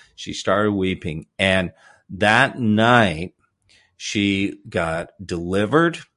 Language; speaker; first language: English; native; English